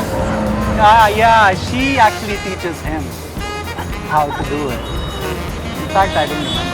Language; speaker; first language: English; non-native, local second language; Hindi